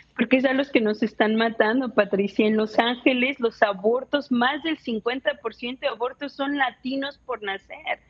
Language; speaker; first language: Spanish; native; Spanish